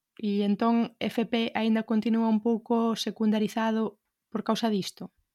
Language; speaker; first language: Galician; native; Galician